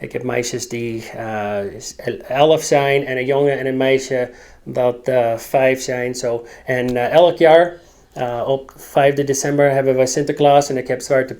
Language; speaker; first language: Dutch; non-native, learner; English